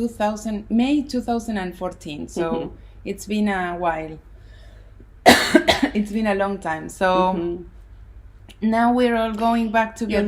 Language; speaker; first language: English; non-native, fluent; Spanish